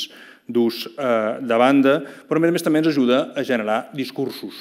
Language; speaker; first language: Catalan; native; Catalan